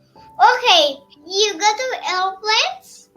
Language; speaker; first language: English; non-native, learner; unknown